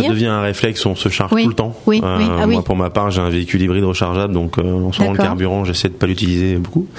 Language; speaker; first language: French; native; French